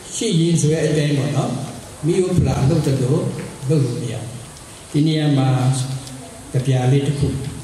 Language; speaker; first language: Burmese; non-native, local second language; S'gaw Karen